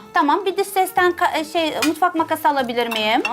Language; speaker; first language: Turkish; non-native, fluent; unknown